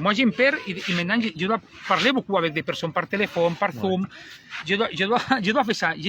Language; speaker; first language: French; non-native, learner; Spanish